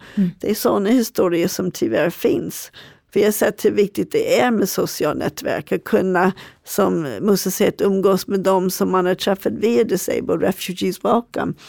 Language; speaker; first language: Swedish; non-native, fluent; English